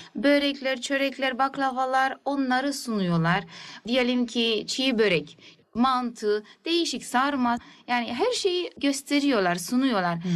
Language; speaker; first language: Turkish; early bilingual, heritage; Turkish